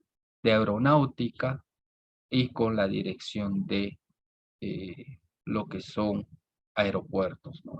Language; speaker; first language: Spanish; native; Spanish